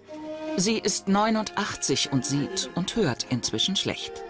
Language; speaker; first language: German; native; German